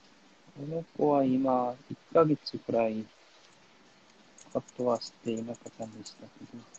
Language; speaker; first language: Japanese; non-native, fluent; Korean